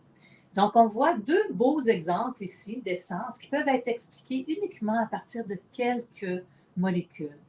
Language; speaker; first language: French; native; French